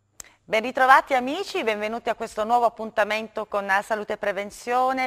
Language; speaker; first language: Italian; native; Italian